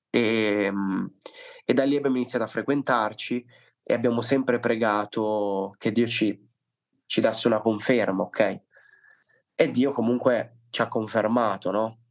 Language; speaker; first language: Italian; native; Italian